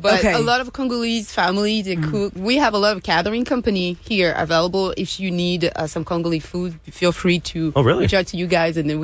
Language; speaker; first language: English; non-native, fluent; French